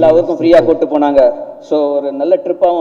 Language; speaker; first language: Tamil; native; Tamil